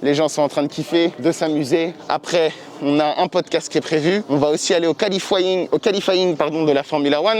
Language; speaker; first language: French; native; French